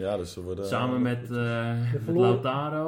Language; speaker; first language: Dutch; native; Dutch